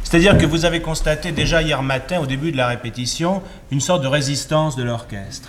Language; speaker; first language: French; native; French